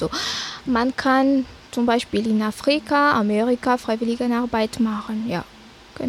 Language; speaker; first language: German; non-native, fluent; Malagasy